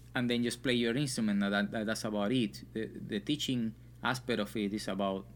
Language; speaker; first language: English; non-native, fluent; Spanish